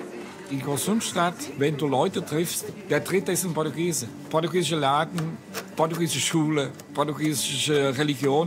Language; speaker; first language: German; early bilingual, other home language; Portuguese